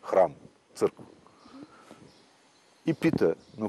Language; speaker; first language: Bulgarian; non-native, fluent; Russian